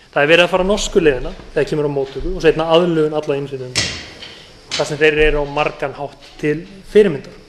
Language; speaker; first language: Icelandic; native; Icelandic